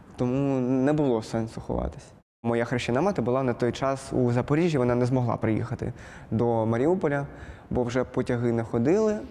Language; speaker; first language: Ukrainian; native; Ukrainian